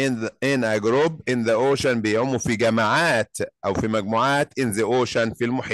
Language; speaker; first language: Arabic; native; Arabic